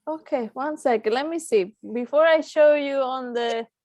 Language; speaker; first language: English; non-native, fluent; Spanish